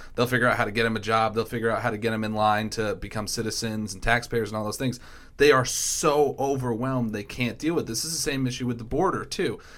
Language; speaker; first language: English; native; English